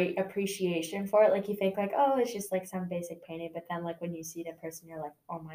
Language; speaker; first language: English; native; English